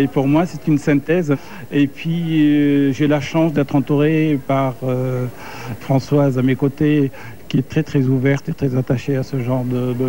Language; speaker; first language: French; non-native, local second language; Arabic